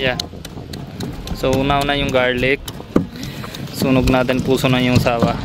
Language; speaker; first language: Filipino; non-native, learner; Punjabi